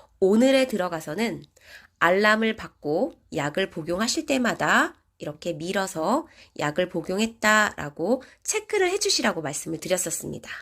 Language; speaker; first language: Korean; native; Korean